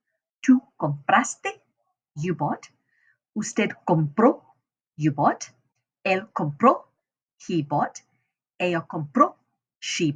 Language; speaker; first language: Spanish; non-native, fluent; English